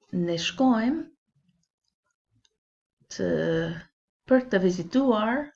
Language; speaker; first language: Albanian; non-native, learner; English